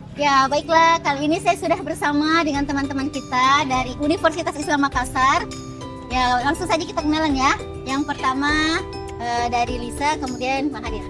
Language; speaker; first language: Indonesian; native; Indonesian